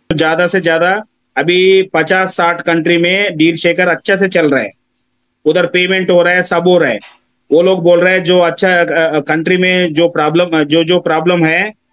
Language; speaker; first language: Hindi; non-native, local second language; Telugu